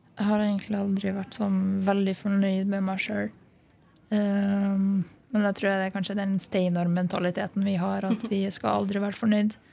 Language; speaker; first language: Norwegian; early bilingual, other home language; Lithuanian